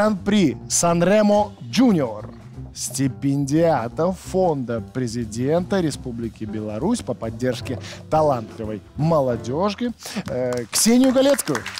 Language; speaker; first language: Russian; native; Russian